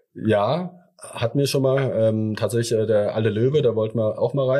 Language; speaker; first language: German; early bilingual, other home language; Thai